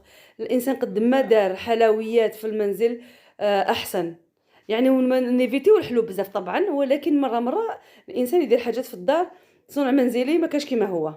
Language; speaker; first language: Arabic; native; Arabic